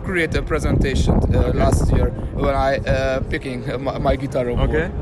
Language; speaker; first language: English; non-native, learner; Hungarian